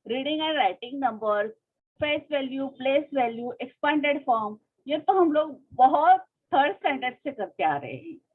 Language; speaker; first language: Hindi; non-native, local second language; Marathi